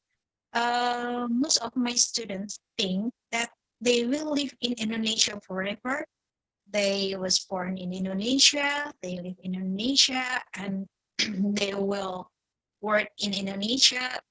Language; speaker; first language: English; non-native, fluent; Indonesian